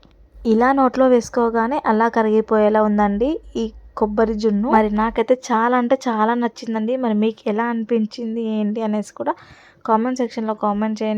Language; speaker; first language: Telugu; native; Telugu